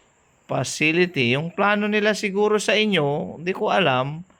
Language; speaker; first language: Filipino; native; Filipino